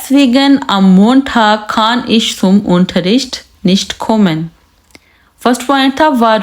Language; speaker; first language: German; non-native, fluent; Urdu